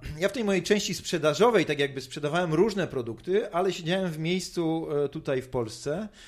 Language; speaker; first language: Polish; native; Polish